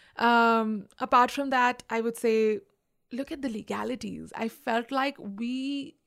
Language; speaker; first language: English; non-native, local second language; Hindi